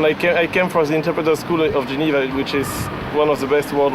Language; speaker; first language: English; non-native, fluent; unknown